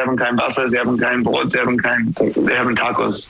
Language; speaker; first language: German; non-native, learner; English